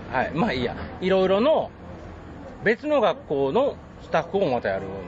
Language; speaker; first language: Japanese; native; Japanese